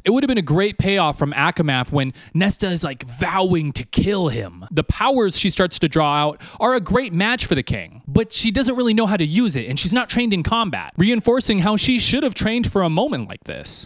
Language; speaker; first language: English; native; English